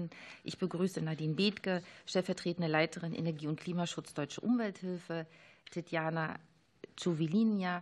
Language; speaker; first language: German; native; German